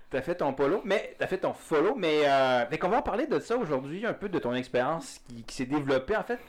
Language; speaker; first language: French; native; French